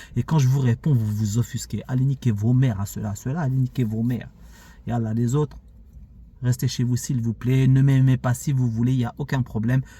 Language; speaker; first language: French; early bilingual, other home language; Arabic